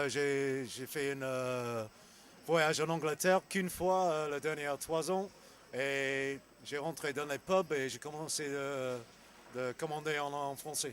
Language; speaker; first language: French; non-native, learner; English